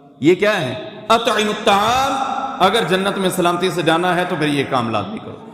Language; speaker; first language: Urdu; non-native, local second language; Punjabi